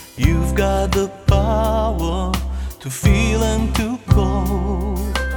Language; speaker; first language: English; non-native, fluent; Ukrainian